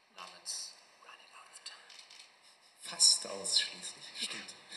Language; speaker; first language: German; native; German